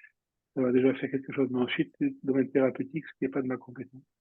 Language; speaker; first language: French; native; French